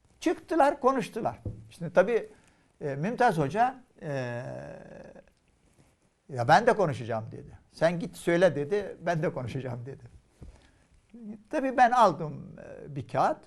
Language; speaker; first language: Turkish; non-native, fluent; Arabic